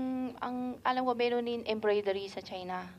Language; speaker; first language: Filipino; non-native, learner; Chinese